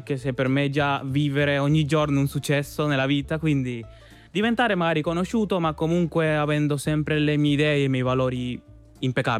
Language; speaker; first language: Italian; non-native, fluent; Spanish